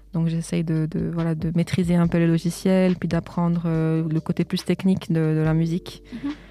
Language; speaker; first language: French; early bilingual, other home language; Portuguese